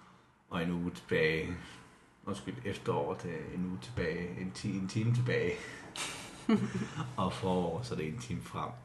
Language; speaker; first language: Danish; non-native, local second language; Kalaallisut